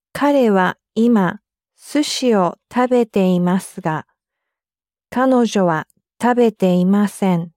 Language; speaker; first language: Japanese; non-native, learner; English